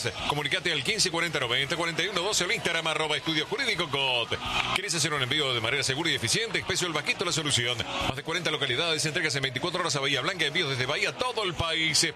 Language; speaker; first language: Spanish; native; Spanish